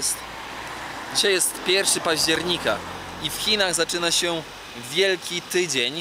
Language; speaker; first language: Polish; native; Polish